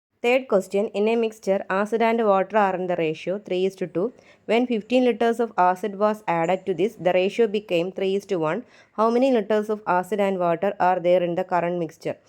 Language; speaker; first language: English; non-native, local second language; Malayalam